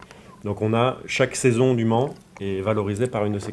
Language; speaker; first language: French; native; French